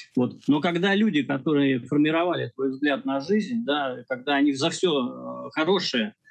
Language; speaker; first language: Russian; native; Russian